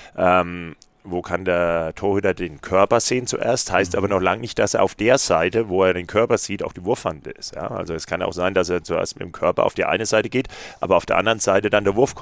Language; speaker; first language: German; native; German